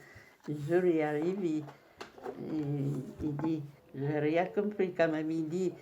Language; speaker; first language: French; non-native, learner; Polish